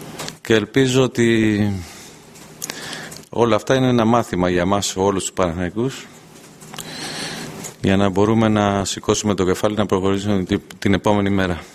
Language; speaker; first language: Greek; non-native, fluent; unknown